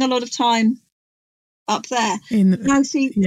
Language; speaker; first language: English; native; English